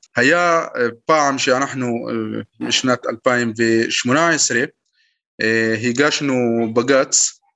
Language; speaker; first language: Hebrew; non-native, local second language; Arabic